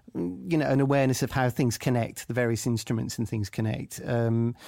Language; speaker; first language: English; native; English